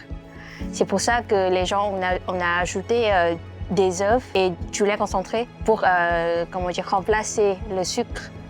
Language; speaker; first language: French; non-native, fluent; Vietnamese